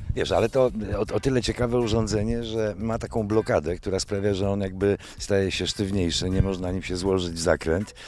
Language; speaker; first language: Polish; native; Polish